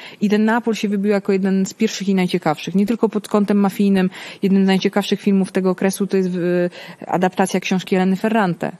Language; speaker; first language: Polish; early bilingual, heritage; Italian